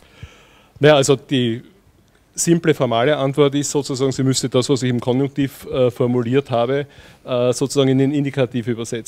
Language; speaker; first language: German; native; German